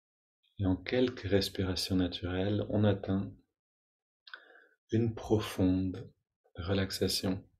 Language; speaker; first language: French; native; French